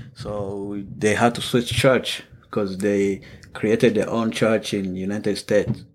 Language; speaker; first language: English; non-native, local second language; Kinyarwanda